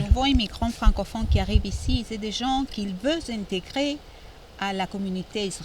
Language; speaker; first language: French; non-native, fluent; Spanish